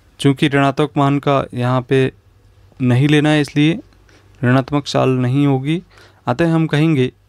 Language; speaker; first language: Hindi; native; Hindi